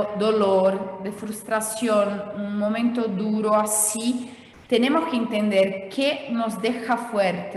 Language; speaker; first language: Spanish; non-native, fluent; Portuguese